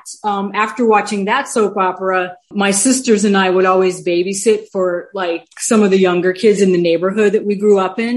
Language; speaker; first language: English; native; English